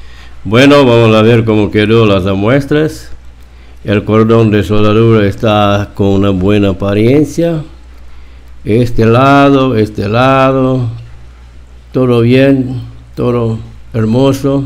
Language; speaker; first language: Spanish; non-native, fluent; Portuguese